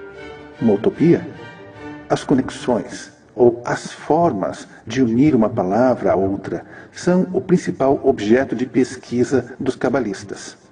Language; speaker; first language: Portuguese; native; Portuguese